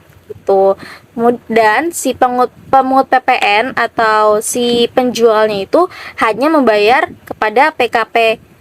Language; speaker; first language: Indonesian; native; Indonesian